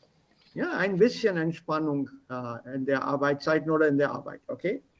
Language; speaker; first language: German; non-native, fluent; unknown